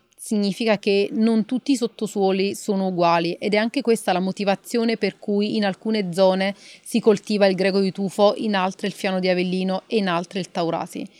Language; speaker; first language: Italian; native; Italian